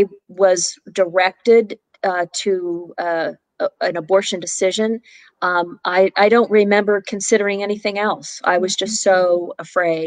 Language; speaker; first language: English; native; English